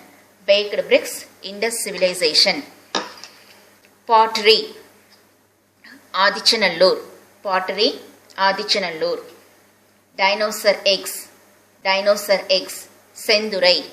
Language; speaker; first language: English; non-native, local second language; Tamil